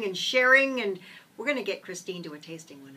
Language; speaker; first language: English; native; English